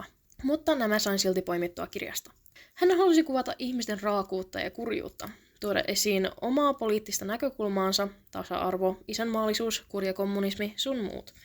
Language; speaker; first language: Finnish; native; Finnish